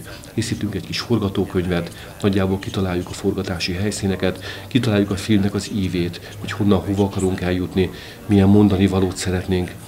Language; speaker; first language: Hungarian; native; Hungarian